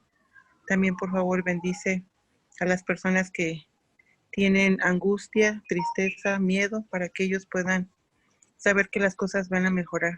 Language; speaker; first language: Spanish; native; Spanish